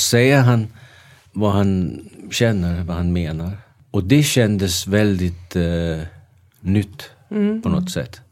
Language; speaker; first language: Swedish; non-native, fluent; Danish